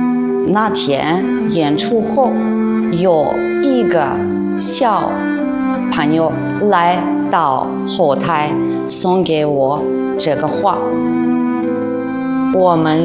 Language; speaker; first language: Chinese; non-native, fluent; Russian